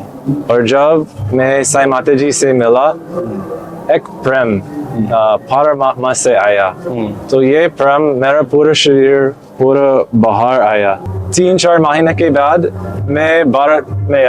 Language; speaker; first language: Hindi; non-native, learner; English